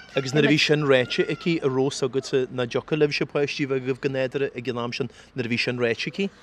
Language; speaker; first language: Irish; native; Irish